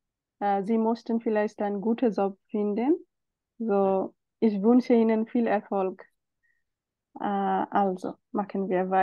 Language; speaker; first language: German; non-native, learner; Bangla